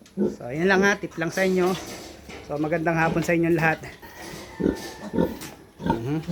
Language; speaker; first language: Filipino; non-native, local second language; Cebuano